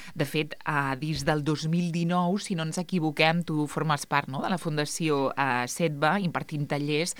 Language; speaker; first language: Catalan; native; Catalan